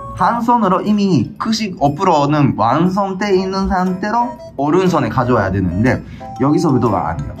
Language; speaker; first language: Korean; non-native, fluent; Japanese